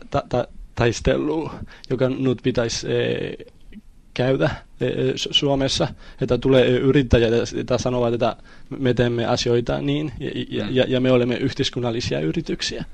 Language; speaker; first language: Finnish; non-native, fluent; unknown